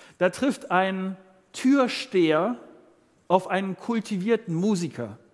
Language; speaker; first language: German; native; German